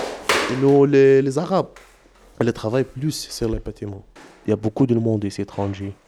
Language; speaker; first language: French; non-native, learner; Arabic